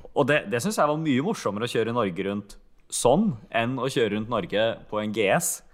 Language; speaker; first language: Norwegian; early bilingual, other home language; Hungarian